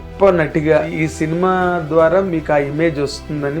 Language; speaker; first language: Telugu; native; Telugu